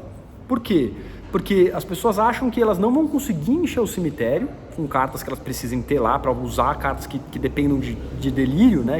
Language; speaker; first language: Portuguese; native; Portuguese